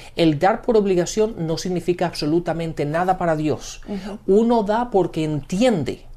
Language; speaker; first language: Spanish; early bilingual, heritage; Spanish